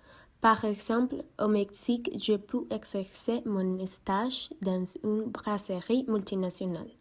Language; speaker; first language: French; non-native, learner; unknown